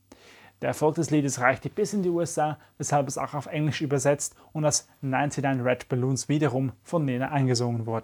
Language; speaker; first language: German; native; German